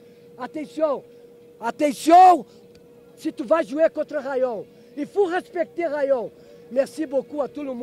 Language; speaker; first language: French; non-native, learner; Portuguese